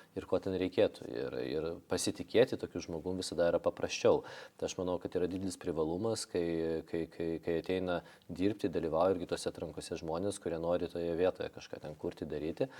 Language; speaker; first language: Lithuanian; non-native, local second language; Polish